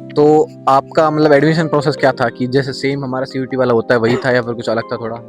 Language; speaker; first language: Hindi; native; Hindi